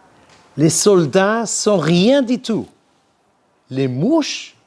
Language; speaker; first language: French; non-native, learner; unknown